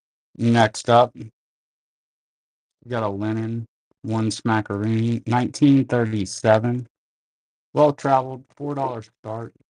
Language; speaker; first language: English; native; English